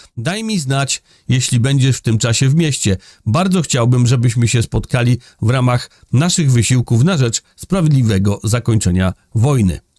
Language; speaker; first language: Polish; native; Polish